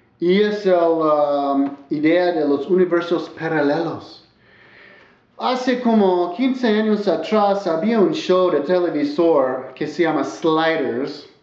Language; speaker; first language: Spanish; non-native, learner; English